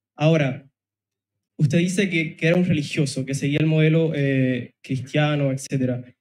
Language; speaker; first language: Spanish; non-native, fluent; Italian